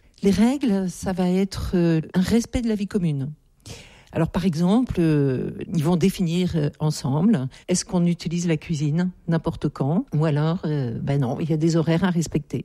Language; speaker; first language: French; native; French